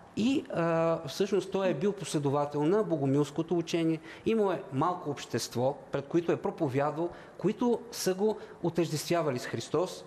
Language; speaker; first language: Bulgarian; native; Bulgarian